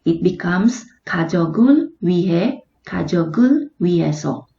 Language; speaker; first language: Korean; non-native, fluent; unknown